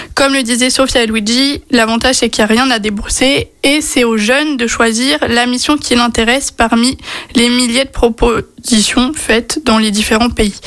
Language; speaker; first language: French; native; French